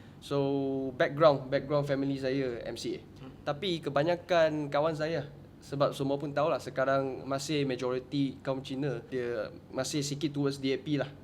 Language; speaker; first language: Malay; non-native, local second language; Chinese